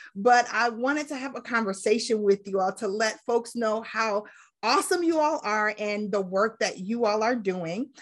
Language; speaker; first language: English; native; English